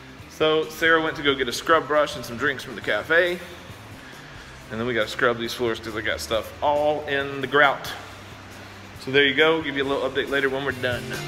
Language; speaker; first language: English; native; English